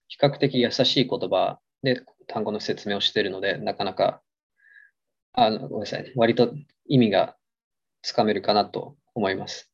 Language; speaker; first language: Japanese; native; Japanese